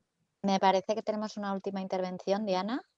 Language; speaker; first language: Spanish; native; Spanish